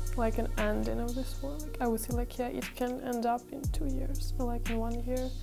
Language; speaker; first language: English; non-native, fluent; Ukrainian